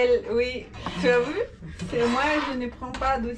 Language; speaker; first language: French; non-native, fluent; Spanish